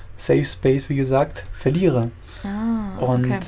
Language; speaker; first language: German; early bilingual, other home language; Spanish